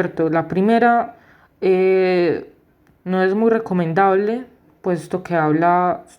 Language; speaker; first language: Spanish; native; Spanish